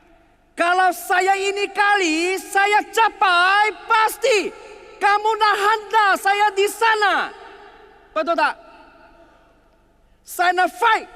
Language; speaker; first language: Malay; non-native, learner; Chinese